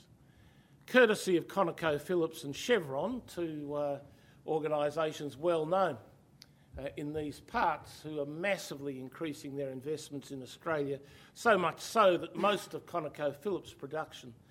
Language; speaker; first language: English; native; English